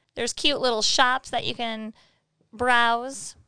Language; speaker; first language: English; native; English